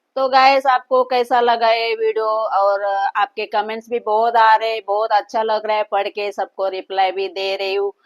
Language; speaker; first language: Hindi; non-native, local second language; Marathi